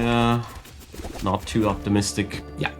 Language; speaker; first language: English; non-native, fluent; German